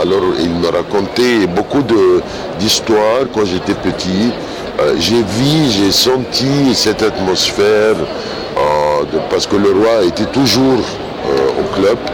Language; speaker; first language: French; non-native, fluent; Arabic